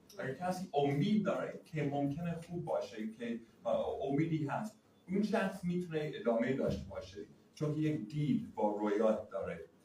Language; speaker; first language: Persian; non-native, fluent; English